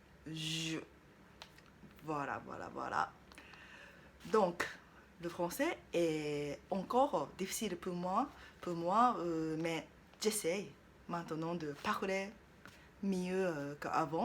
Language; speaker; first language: French; non-native, learner; Japanese